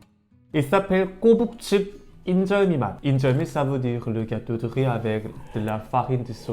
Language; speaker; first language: French; non-native, learner; Korean